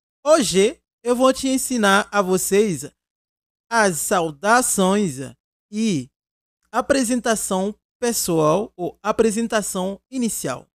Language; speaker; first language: Portuguese; non-native, fluent; Haitian Creole